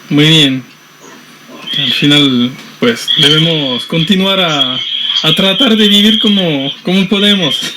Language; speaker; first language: Spanish; non-native, fluent; French